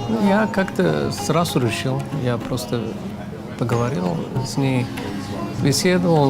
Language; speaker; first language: Russian; non-native, fluent; Tamil